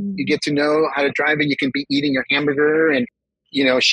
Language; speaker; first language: English; early bilingual, other home language; Spanish